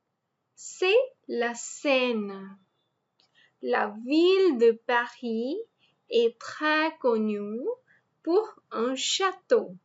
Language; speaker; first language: French; non-native, fluent; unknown